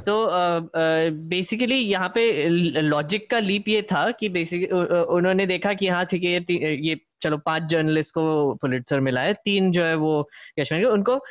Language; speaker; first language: Hindi; non-native, local second language; Marathi